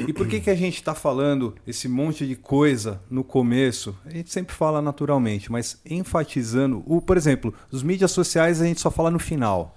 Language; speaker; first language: Portuguese; native; Portuguese